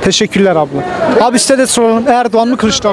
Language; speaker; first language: Turkish; native; Turkish